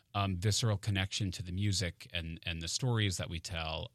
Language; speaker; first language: English; native; English